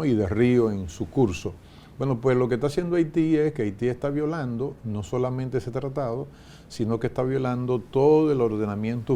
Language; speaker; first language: Spanish; native; Spanish